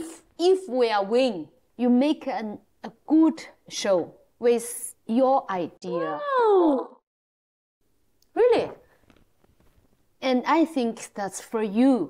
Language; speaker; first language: English; non-native, learner; Chinese